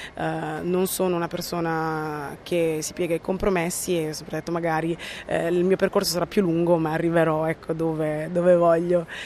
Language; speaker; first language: Italian; non-native, fluent; French